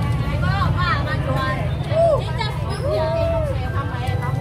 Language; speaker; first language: Korean; non-native, learner; Vietnamese